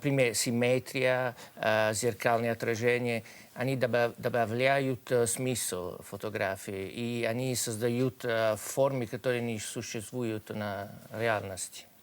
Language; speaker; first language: Russian; non-native, fluent; Italian